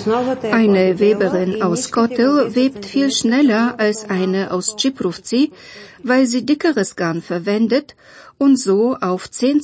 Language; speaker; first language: German; non-native, fluent; Bulgarian